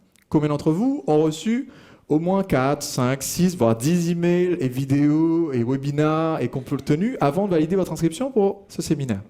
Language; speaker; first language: French; native; French